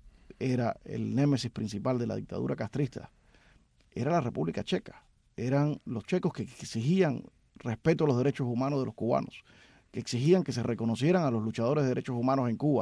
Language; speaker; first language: Spanish; native; Spanish